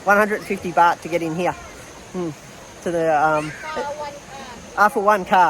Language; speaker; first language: English; native; English